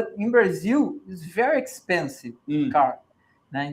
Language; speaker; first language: English; non-native, learner; Portuguese